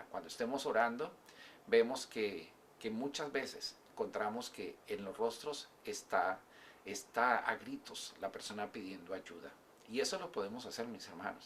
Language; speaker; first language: Spanish; native; Spanish